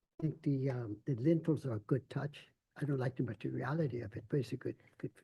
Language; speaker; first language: English; non-native, fluent; Portuguese